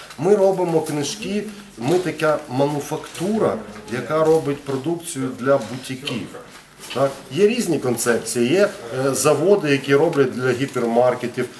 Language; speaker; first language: Ukrainian; non-native, local second language; Russian